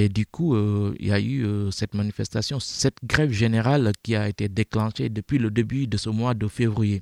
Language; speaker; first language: French; non-native, local second language; Fula